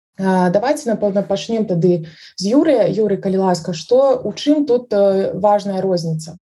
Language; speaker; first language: Belarusian; non-native, local second language; Russian